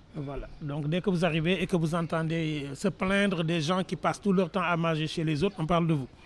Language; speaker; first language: French; non-native, local second language; Wolof